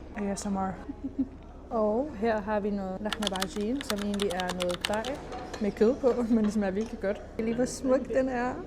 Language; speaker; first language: Danish; early bilingual, other home language; Arabic